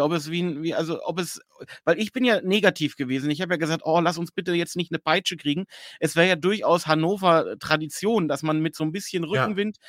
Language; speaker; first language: German; native; German